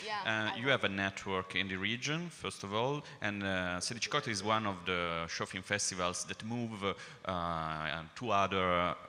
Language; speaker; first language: English; non-native, fluent; Italian